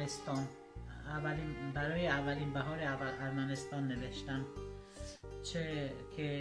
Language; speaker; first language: Persian; non-native, local second language; Armenian